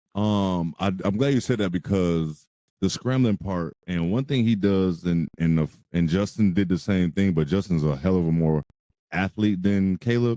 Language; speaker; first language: English; native; English